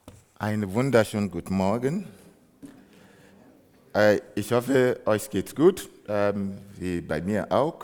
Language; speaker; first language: German; non-native, fluent; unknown